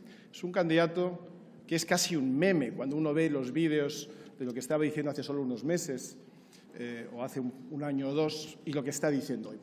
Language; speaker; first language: Spanish; native; Spanish